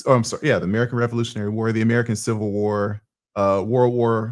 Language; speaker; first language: English; native; English